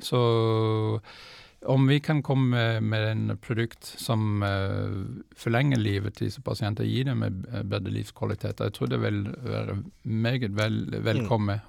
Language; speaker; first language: Norwegian; non-native, fluent; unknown